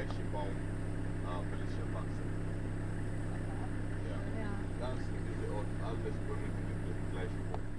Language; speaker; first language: German; non-native, learner; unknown